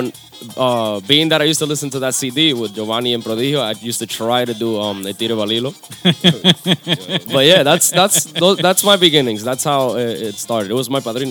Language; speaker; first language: English; native; English